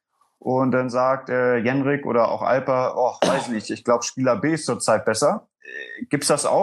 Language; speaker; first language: German; native; German